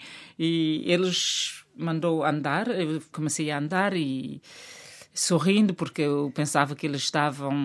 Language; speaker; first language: Portuguese; non-native, local second language; Kabuverdianu